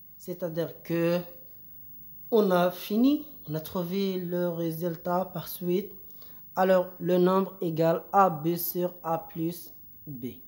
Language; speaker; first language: French; non-native, local second language; Arabic